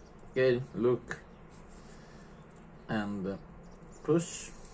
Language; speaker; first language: English; non-native, learner; Italian